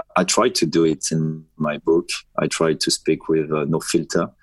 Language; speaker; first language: English; non-native, fluent; French